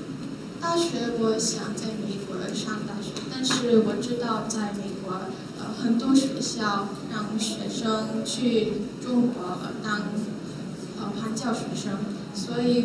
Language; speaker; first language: Chinese; non-native, learner; Korean